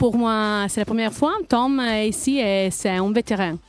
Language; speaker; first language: French; non-native, learner; Italian